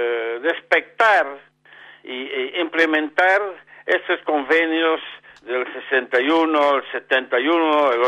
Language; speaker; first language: Spanish; non-native, fluent; Dutch